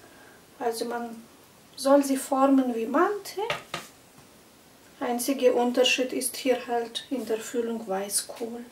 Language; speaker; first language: German; non-native, fluent; Russian